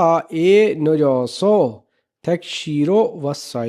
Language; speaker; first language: Korean; non-native, learner; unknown